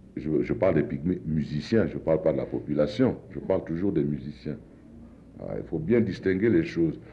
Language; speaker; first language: French; non-native, local second language; Duala